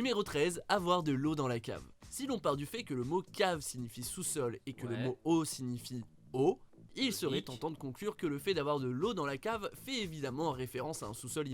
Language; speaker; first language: French; native; French